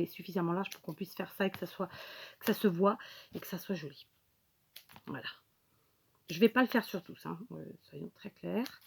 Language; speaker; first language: French; native; French